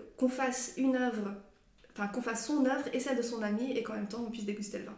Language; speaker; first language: French; non-native, local second language; Arabic